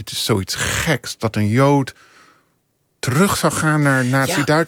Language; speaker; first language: Dutch; non-native, fluent; English